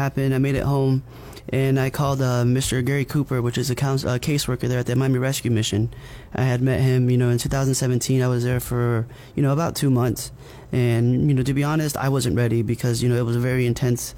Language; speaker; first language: English; native; English